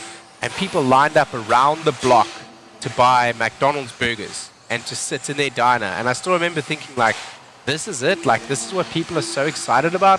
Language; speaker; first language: English; native; English